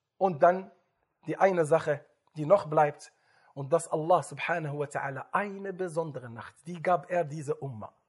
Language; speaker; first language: German; non-native, fluent; Arabic